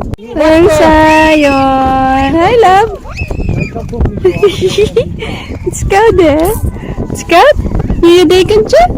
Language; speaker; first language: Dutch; non-native, learner; Filipino